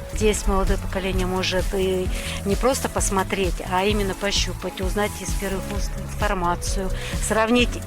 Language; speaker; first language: Russian; native; Russian